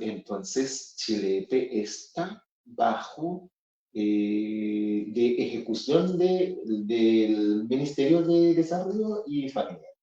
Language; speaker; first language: Spanish; non-native, fluent; Haitian Creole